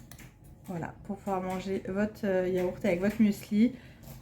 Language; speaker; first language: French; native; French